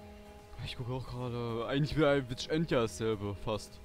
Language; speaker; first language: German; native; German